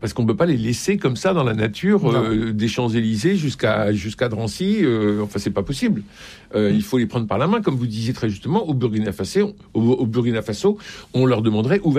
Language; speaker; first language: French; native; French